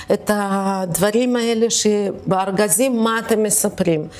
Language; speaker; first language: Hebrew; early bilingual, other home language; Russian